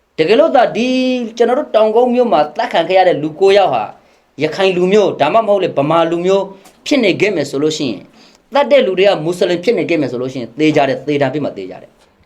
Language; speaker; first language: Burmese; native; Burmese